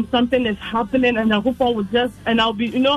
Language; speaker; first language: English; non-native, local second language; Akan